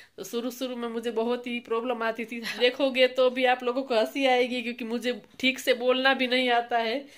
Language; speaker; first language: Hindi; non-native, local second language; Gujarati